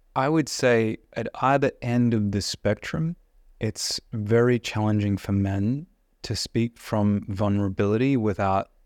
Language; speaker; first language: English; native; English